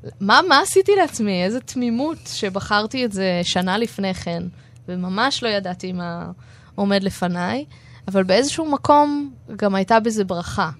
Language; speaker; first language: Hebrew; native; Hebrew